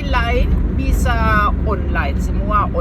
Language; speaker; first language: Indonesian; non-native, fluent; German